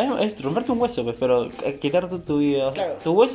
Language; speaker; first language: Spanish; native; Spanish